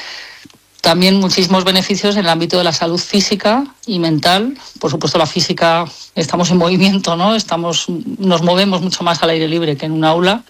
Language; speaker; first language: Spanish; native; Spanish